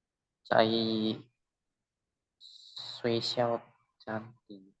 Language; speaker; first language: Chinese; non-native, learner; Indonesian